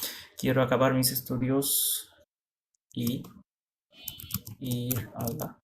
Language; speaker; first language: Spanish; non-native, fluent; Bangla